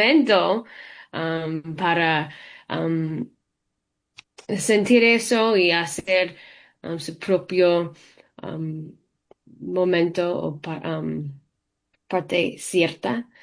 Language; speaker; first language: Spanish; early bilingual, heritage; English